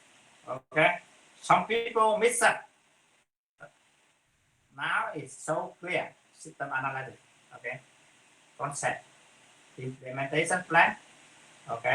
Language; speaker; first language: English; non-native, fluent; Vietnamese